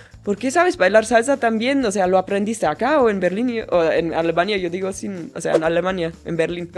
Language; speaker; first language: Spanish; non-native, fluent; German